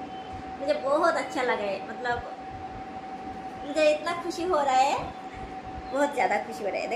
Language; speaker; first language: Hindi; non-native, local second language; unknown